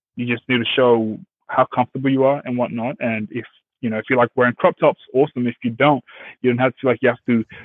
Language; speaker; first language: English; early bilingual, other home language; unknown